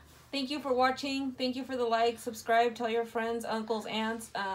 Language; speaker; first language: English; early bilingual, other home language; Spanish